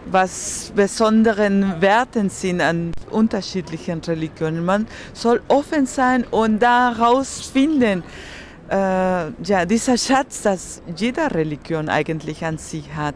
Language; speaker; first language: German; non-native, fluent; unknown